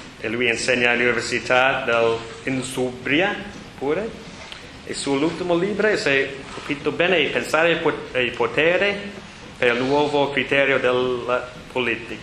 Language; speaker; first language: Italian; non-native, learner; English